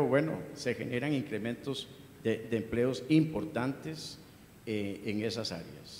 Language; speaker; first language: Spanish; native; Spanish